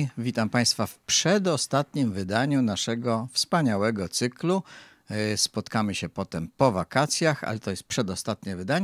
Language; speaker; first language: Polish; native; Polish